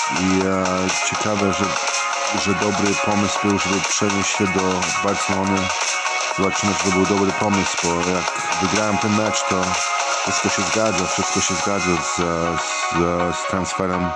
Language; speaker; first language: Polish; early bilingual, heritage; Polish